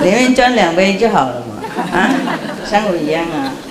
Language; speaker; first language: Chinese; non-native, fluent; Vietnamese